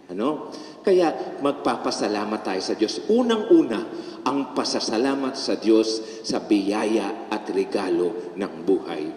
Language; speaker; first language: Filipino; native; Filipino